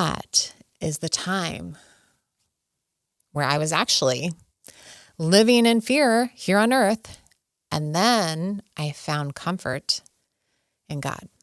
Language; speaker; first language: English; native; English